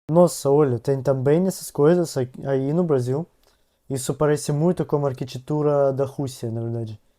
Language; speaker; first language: Portuguese; non-native, learner; Russian